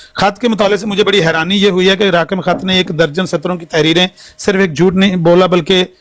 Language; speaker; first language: Urdu; non-native, local second language; Punjabi